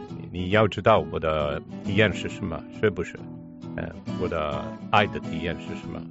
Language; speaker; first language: Chinese; non-native, learner; Italian